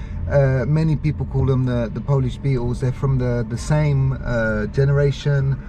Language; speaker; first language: English; native; English